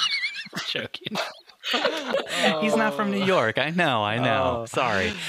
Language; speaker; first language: English; native; English